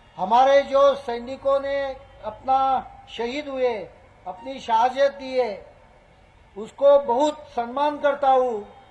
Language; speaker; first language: Hindi; non-native, local second language; Konkani